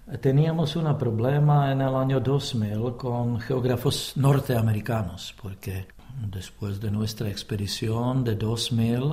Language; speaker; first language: Spanish; non-native, fluent; Czech